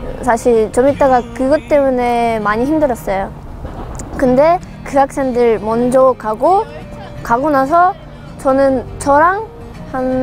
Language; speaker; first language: Korean; non-native, fluent; Russian